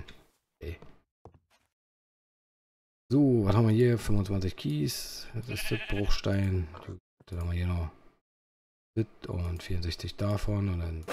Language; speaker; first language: German; native; German